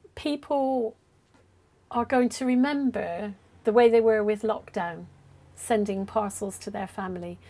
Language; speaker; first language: English; native; English